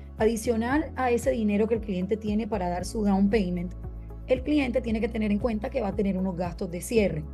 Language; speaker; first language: Spanish; native; Spanish